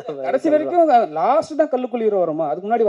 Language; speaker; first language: Tamil; native; Tamil